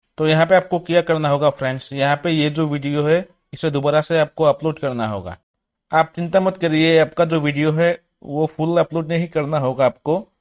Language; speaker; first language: Hindi; native; Hindi